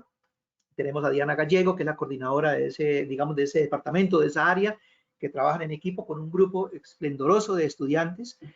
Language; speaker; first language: Spanish; native; Spanish